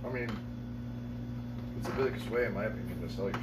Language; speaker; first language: English; native; English